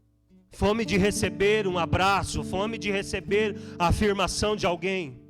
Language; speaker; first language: Portuguese; native; Portuguese